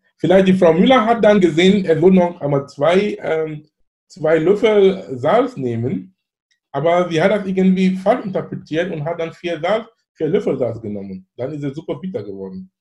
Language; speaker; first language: German; non-native, fluent; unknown